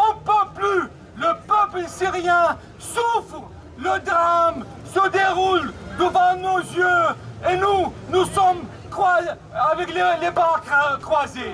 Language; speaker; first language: French; non-native, fluent; Arabic